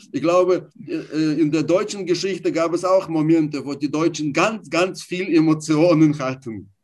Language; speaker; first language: German; non-native, fluent; Russian